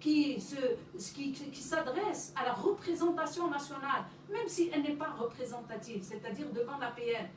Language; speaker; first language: French; non-native, local second language; Arabic